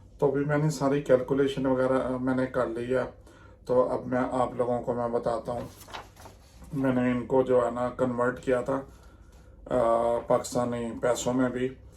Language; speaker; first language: Urdu; non-native, local second language; Punjabi